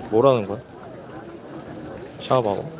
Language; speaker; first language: Korean; native; Korean